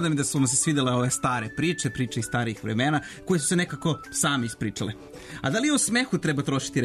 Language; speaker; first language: Serbian; native; Serbian